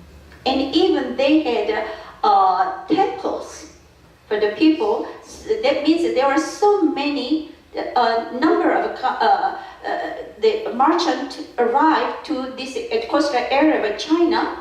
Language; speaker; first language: English; non-native, fluent; Korean